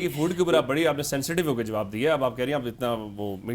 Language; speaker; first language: Urdu; native; Urdu